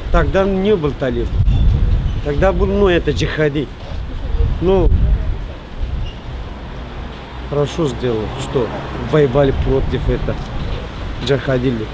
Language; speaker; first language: Russian; non-native, learner; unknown